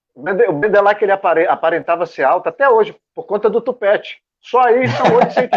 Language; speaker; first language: Portuguese; native; Portuguese